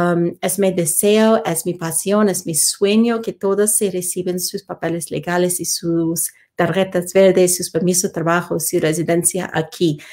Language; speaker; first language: Spanish; non-native, learner; English